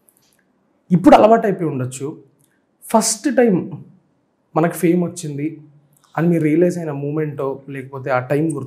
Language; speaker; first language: Telugu; native; Telugu